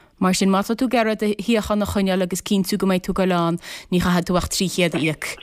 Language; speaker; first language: Irish; native; Irish